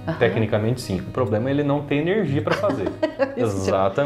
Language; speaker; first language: Portuguese; native; Portuguese